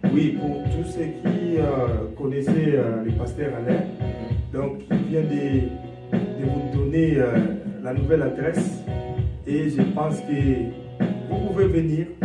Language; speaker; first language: French; non-native, local second language; Lingala